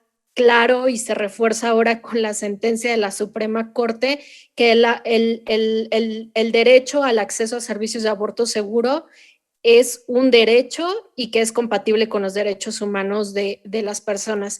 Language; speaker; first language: Spanish; native; Spanish